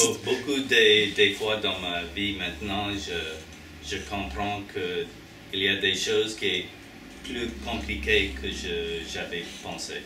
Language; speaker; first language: French; non-native, learner; English